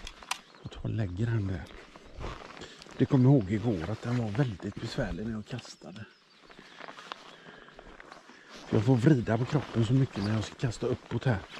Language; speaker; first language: Swedish; native; Swedish